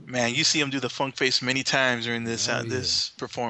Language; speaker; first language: English; native; English